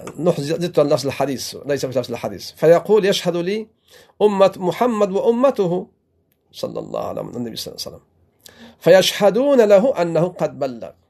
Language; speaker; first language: Arabic; non-native, fluent; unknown